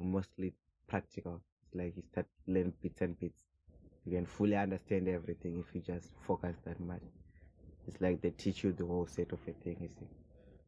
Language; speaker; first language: English; non-native, local second language; Shona